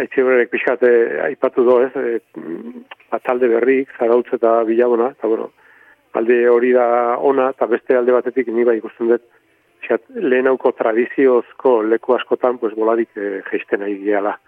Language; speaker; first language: Basque; native; Basque